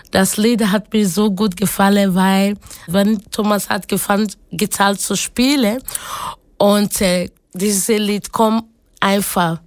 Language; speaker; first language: German; non-native, learner; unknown